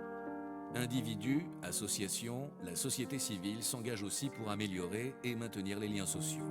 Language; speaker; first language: French; native; French